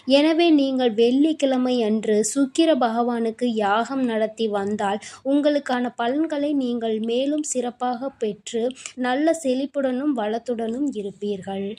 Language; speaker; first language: Tamil; native; Tamil